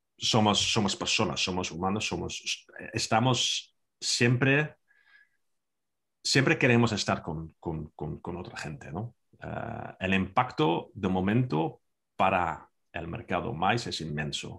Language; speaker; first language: Spanish; non-native, fluent; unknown